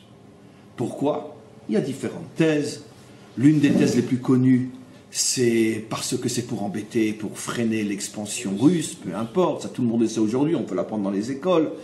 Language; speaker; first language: French; native; French